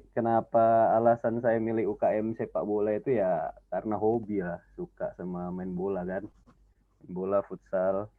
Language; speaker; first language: Indonesian; native; Indonesian